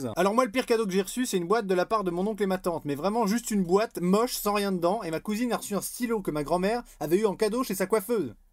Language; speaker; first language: French; native; French